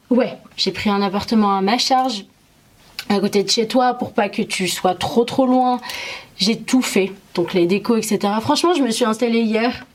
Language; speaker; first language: French; early bilingual, other home language; Arabic